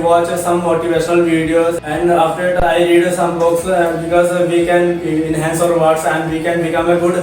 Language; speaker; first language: English; non-native, learner; Hindi